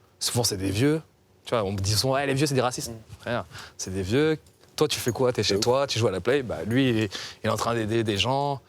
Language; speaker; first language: French; native; French